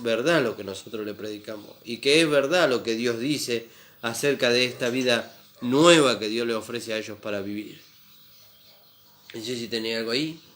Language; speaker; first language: Spanish; native; Spanish